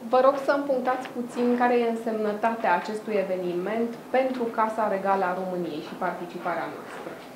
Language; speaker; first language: Romanian; native; Romanian